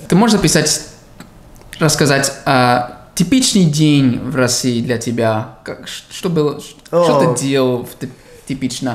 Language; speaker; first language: Russian; non-native, fluent; English